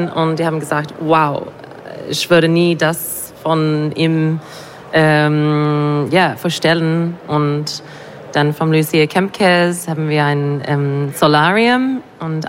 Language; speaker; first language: German; non-native, fluent; English